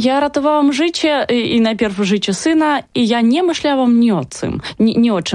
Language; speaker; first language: Polish; non-native, learner; Ukrainian